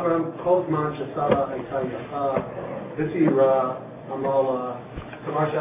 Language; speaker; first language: Hebrew; non-native, learner; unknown